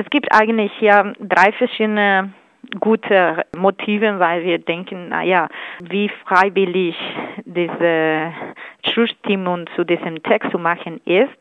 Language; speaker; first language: German; non-native, fluent; Spanish